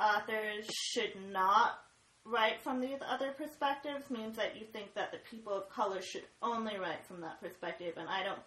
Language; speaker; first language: English; native; English